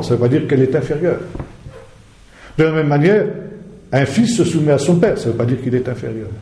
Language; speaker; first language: French; native; French